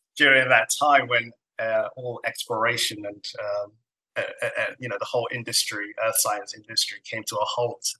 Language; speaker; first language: English; non-native, fluent; Somali